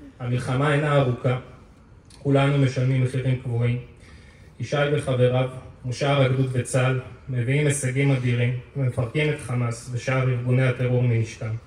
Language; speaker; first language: Hebrew; native; Hebrew